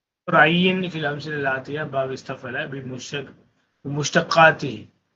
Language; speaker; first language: Arabic; non-native, fluent; Tamil